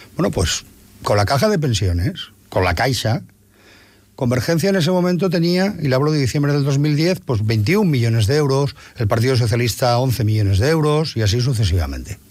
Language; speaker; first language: Spanish; non-native, local second language; Catalan